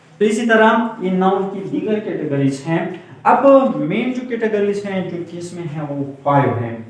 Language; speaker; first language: Urdu; non-native, local second language; Pashto